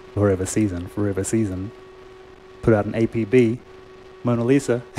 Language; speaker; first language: English; native; English